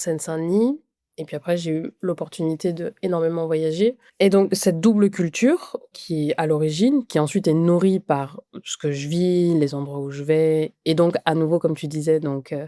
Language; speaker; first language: French; native; French